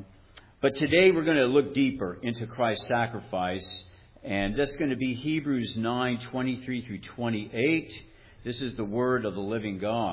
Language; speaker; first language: English; native; English